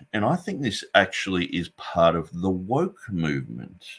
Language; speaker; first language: English; native; English